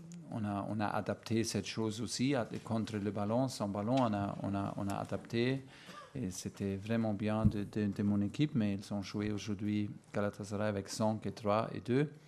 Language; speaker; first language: French; non-native, fluent; German